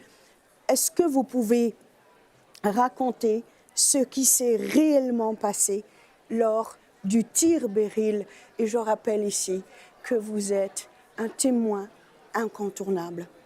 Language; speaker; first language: French; native; French